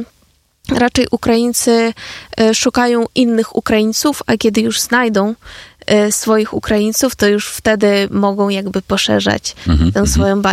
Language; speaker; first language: Polish; non-native, fluent; Ukrainian